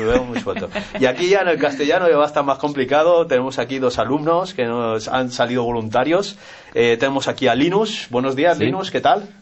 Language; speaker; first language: Spanish; native; Spanish